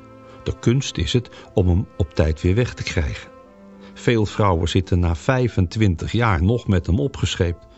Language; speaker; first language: Dutch; native; Dutch